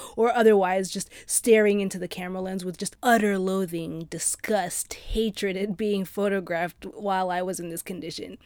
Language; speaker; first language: English; early bilingual, other home language; Arabic